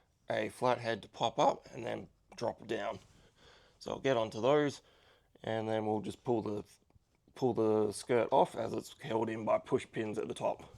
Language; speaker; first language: English; native; English